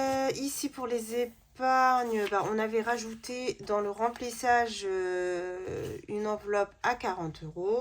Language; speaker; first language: French; native; French